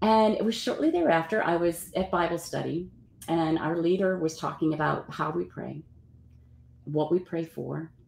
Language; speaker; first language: English; native; English